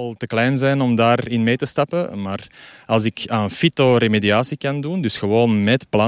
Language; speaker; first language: Dutch; native; Dutch